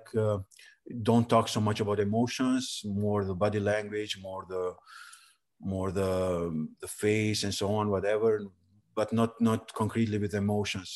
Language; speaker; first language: English; non-native, fluent; Serbian